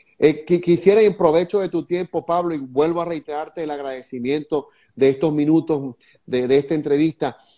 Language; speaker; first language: Spanish; native; Spanish